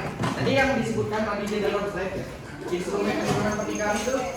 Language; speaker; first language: Indonesian; native; Indonesian